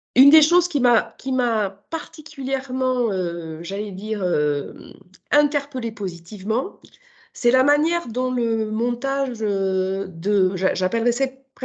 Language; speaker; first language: French; native; French